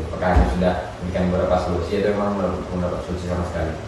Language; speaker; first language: Indonesian; native; Indonesian